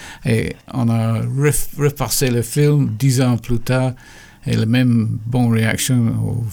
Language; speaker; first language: French; non-native, fluent; English